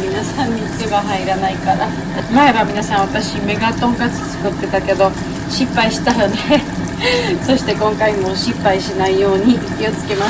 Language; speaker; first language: Japanese; non-native, learner; Georgian